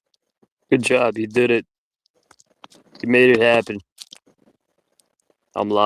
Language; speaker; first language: English; native; English